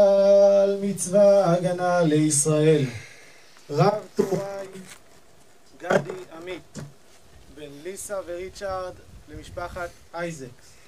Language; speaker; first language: Hebrew; native; Hebrew